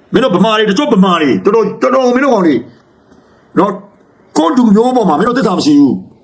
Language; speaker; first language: Burmese; native; Burmese